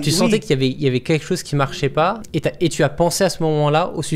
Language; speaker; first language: French; native; French